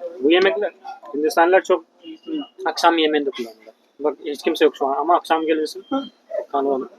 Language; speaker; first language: Turkish; non-native, fluent; Hindi